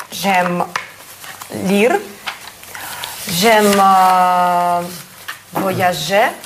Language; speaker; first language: French; non-native, learner; Russian